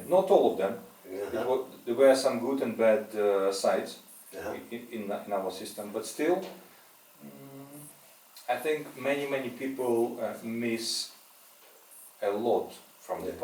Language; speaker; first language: English; non-native, fluent; Russian